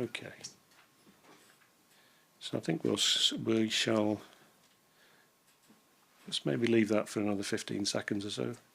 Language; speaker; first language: English; native; English